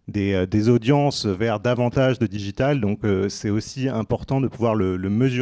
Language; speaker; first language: French; native; French